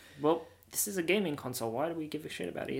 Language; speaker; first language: English; native; English